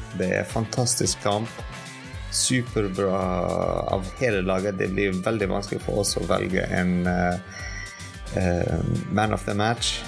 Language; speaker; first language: Norwegian; non-native, fluent; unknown